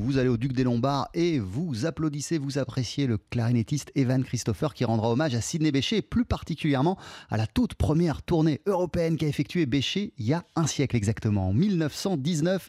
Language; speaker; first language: French; native; French